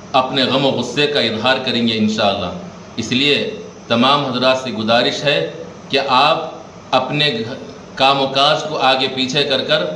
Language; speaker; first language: Urdu; native; Urdu